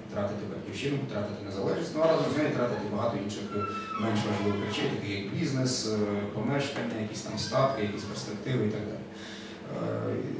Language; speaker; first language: Ukrainian; native; Ukrainian